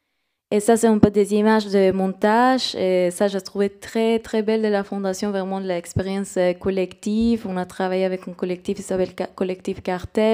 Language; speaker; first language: French; non-native, fluent; Spanish